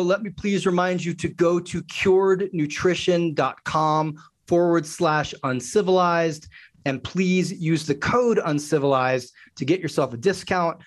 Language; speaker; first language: English; native; English